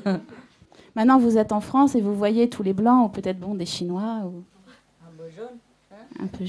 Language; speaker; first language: French; native; French